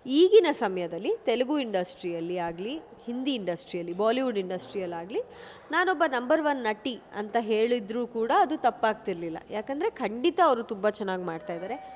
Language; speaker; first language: Kannada; non-native, local second language; Kodava